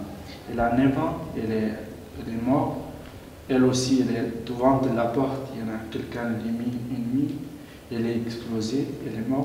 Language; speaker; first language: French; non-native, learner; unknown